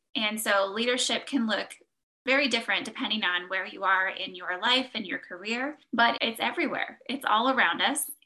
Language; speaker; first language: English; native; English